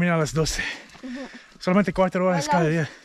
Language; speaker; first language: Spanish; non-native, learner; English